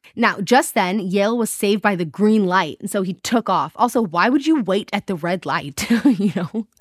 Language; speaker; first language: English; native; English